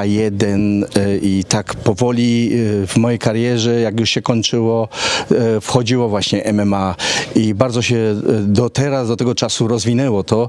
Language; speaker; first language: Polish; early bilingual, heritage; Polish